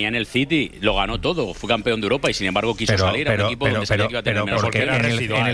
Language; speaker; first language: Spanish; native; Spanish